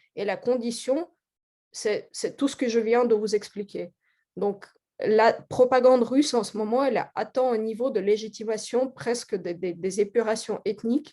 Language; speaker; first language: French; non-native, fluent; Russian